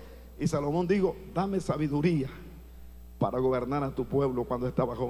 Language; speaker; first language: Spanish; native; Spanish